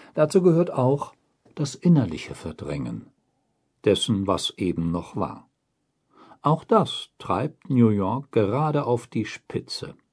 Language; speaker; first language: German; native; German